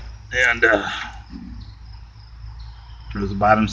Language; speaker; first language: English; native; English